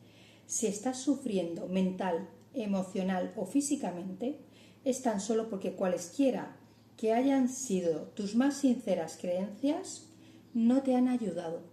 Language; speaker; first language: Spanish; native; Spanish